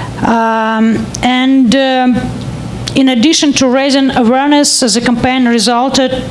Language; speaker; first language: English; non-native, learner; Ukrainian